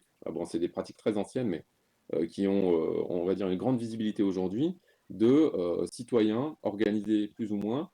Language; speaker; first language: French; native; French